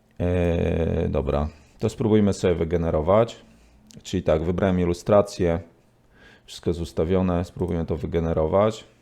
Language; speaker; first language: Polish; native; Polish